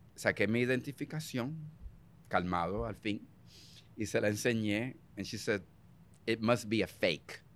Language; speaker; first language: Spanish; early bilingual, heritage; Spanish